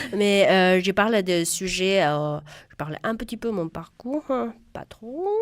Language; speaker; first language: French; non-native, fluent; Chinese